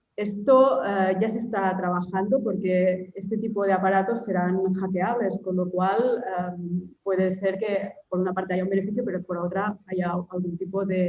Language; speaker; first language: Spanish; non-native, local second language; Catalan